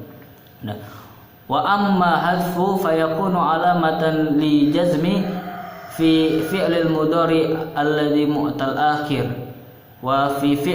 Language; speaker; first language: Arabic; non-native, learner; Indonesian